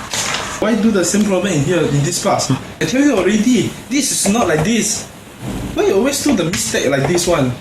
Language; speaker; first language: English; non-native, learner; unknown